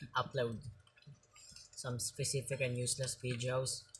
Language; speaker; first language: English; non-native, local second language; Filipino